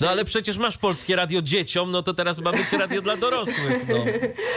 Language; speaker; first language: Polish; native; Polish